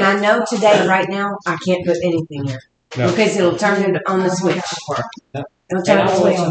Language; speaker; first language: English; native; English